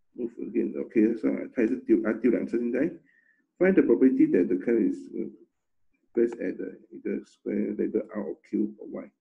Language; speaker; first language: English; non-native, local second language; Chinese